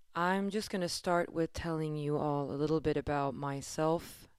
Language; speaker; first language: English; non-native, fluent; Swedish